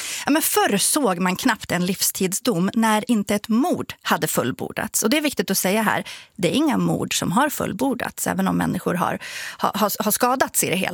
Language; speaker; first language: Swedish; native; Swedish